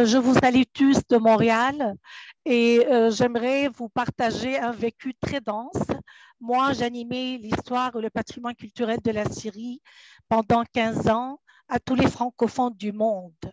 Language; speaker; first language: French; non-native, fluent; Arabic